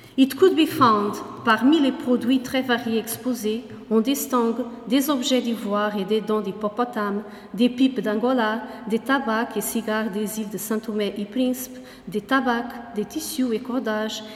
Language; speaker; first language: French; non-native, fluent; Portuguese